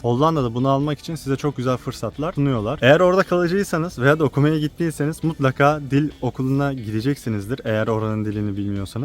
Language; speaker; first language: Turkish; native; Turkish